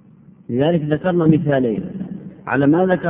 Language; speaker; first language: Arabic; native; Arabic